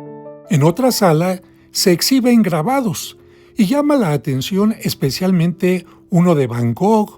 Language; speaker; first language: Spanish; native; Spanish